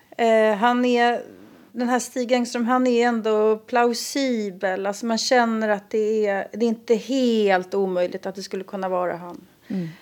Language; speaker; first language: Swedish; native; Swedish